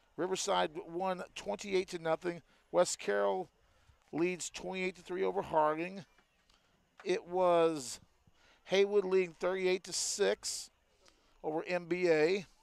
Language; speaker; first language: English; native; English